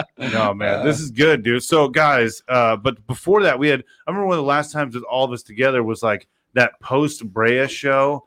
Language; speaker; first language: English; native; English